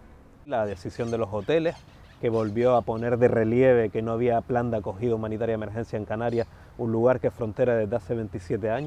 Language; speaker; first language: Spanish; native; Spanish